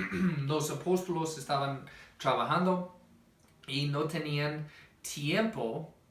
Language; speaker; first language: Spanish; non-native, fluent; English